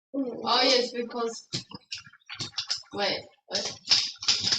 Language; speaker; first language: English; native; English